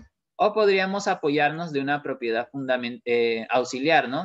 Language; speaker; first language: Spanish; native; Spanish